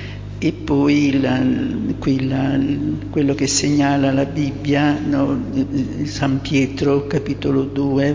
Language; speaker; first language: Italian; native; Italian